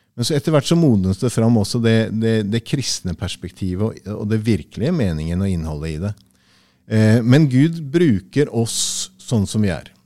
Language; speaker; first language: Norwegian; early bilingual, heritage; Norwegian